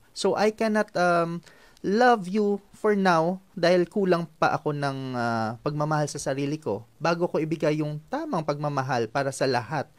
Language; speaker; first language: Filipino; non-native, local second language; Hiligaynon